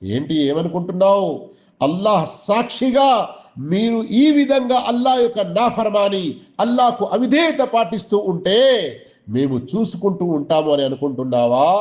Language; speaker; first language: Telugu; non-native, local second language; Urdu